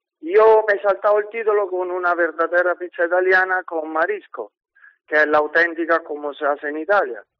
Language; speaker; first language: Spanish; non-native, fluent; Italian